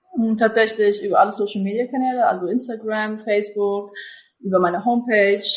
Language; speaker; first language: German; early bilingual, other home language; Russian